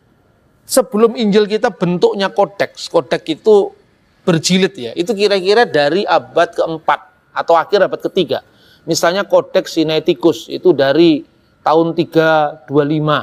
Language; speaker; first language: Indonesian; native; Indonesian